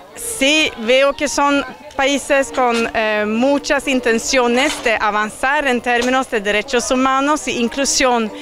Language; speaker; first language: Spanish; non-native, fluent; Swedish